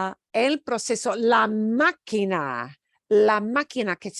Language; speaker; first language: Spanish; non-native, fluent; English